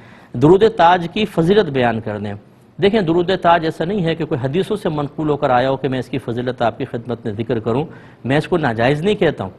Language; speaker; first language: Urdu; native; Urdu